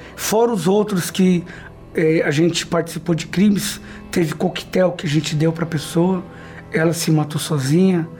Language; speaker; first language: Portuguese; native; Portuguese